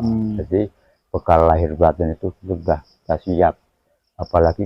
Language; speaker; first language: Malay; non-native, local second language; Javanese